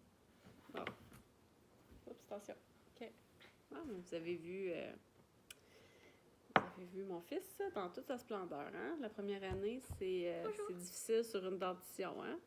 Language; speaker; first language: French; native; French